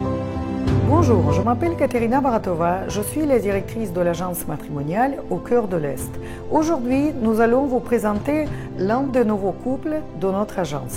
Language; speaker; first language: French; non-native, fluent; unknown